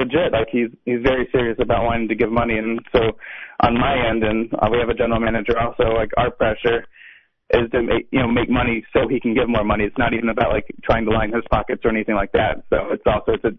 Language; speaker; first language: English; native; English